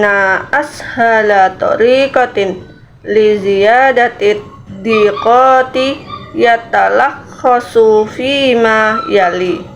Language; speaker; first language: Arabic; non-native, learner; Indonesian